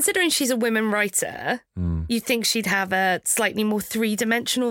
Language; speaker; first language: English; native; English